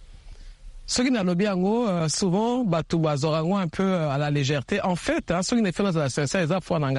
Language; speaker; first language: French; non-native, local second language; Lingala